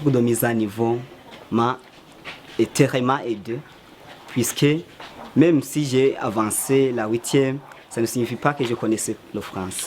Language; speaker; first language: French; non-native, fluent; Rundi